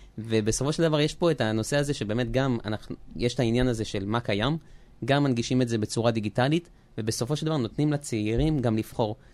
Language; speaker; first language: Hebrew; early bilingual, other home language; French